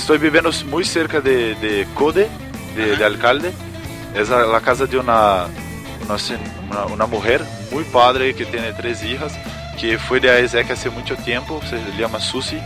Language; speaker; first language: Spanish; non-native, learner; Portuguese